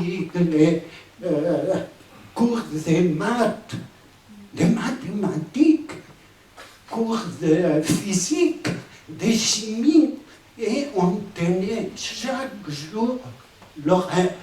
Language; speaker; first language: French; non-native, fluent; Spanish